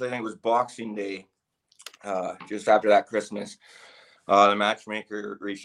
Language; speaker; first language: English; native; English